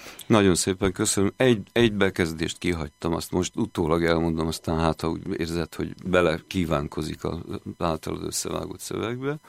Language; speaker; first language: Hungarian; native; Hungarian